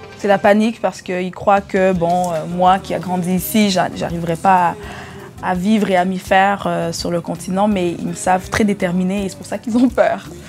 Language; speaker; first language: French; early bilingual, other home language; Lingala